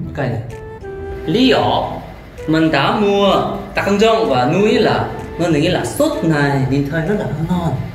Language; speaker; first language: Vietnamese; non-native, learner; Korean